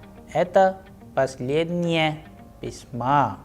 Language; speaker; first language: Russian; non-native, fluent; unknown